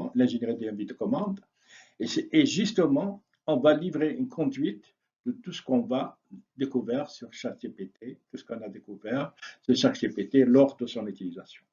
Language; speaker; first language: French; non-native, local second language; Arabic